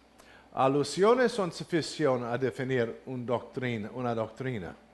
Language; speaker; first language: Spanish; non-native, fluent; English